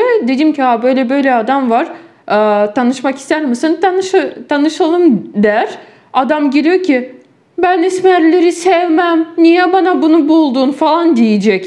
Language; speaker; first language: Turkish; non-native, fluent; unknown